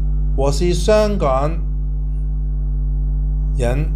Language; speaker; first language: Chinese; non-native, local second language; Cantonese